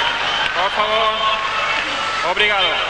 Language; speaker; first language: Portuguese; non-native, learner; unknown